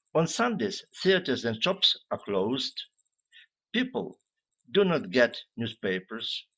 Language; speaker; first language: English; non-native, fluent; Ukrainian